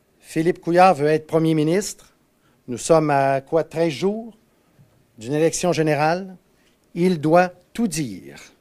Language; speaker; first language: French; native; French